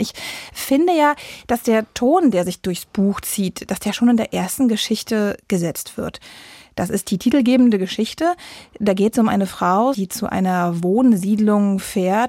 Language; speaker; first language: German; native; German